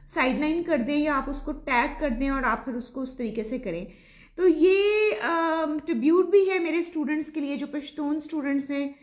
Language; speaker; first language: Urdu; native; Urdu